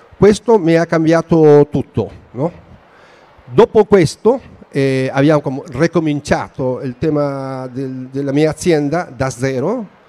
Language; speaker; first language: Italian; non-native, fluent; Spanish